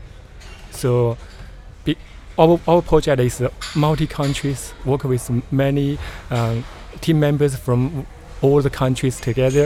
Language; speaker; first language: English; non-native, learner; Chinese